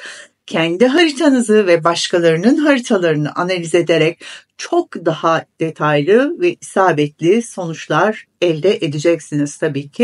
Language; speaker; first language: Turkish; native; Turkish